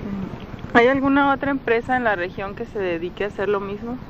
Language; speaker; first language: Spanish; native; Spanish